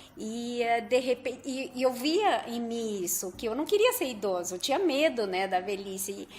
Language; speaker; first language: Portuguese; non-native, fluent; Spanish